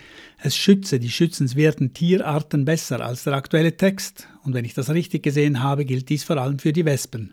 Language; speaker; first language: German; native; German